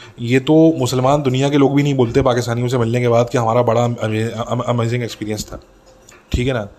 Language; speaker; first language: Urdu; native; Urdu